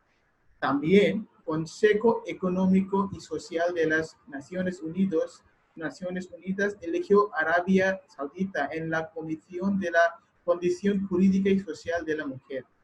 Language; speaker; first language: Spanish; non-native, learner; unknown